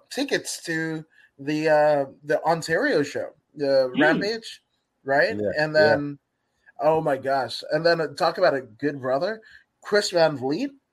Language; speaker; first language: English; native; English